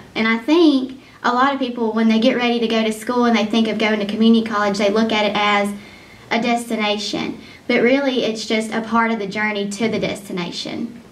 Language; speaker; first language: English; native; English